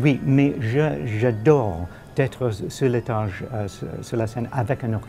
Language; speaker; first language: French; non-native, fluent; English